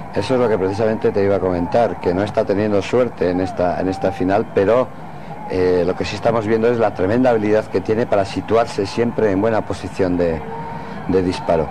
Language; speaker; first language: Spanish; native; Spanish